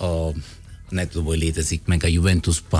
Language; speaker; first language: Hungarian; non-native, fluent; Italian